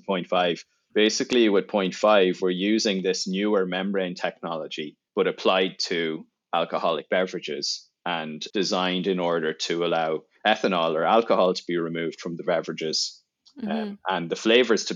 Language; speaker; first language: English; native; English